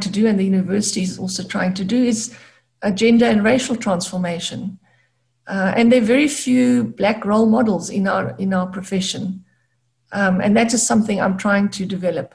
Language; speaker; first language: English; native; English